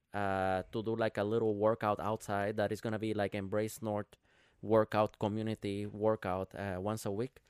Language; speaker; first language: English; non-native, fluent; Spanish